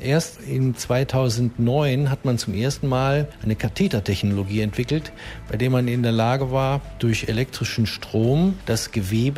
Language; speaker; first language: German; native; German